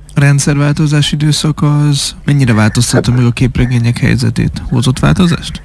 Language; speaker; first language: Hungarian; native; Hungarian